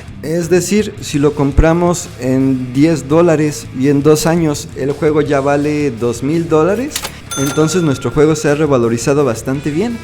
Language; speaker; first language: Spanish; native; Spanish